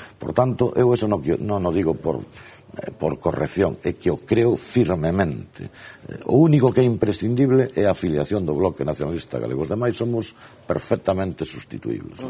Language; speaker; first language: Galician; non-native, local second language; Spanish